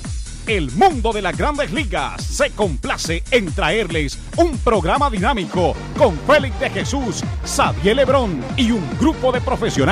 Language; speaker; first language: Spanish; native; Spanish